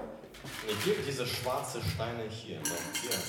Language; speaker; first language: German; non-native, fluent; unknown